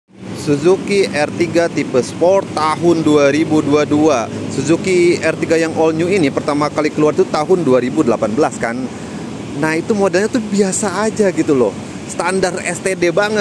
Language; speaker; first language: Indonesian; native; Indonesian